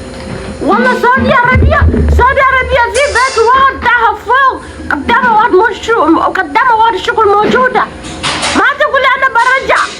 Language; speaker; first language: Arabic; non-native, learner; Oromo